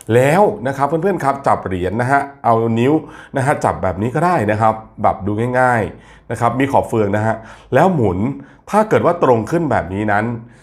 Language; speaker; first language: Thai; native; Thai